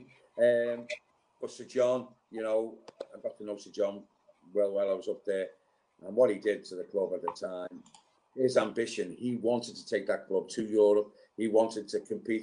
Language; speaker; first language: English; native; English